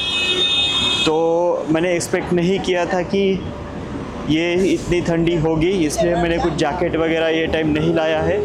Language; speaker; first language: Hindi; non-native, local second language; Marathi